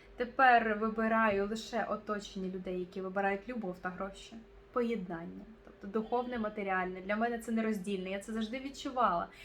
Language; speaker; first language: Ukrainian; non-native, local second language; Russian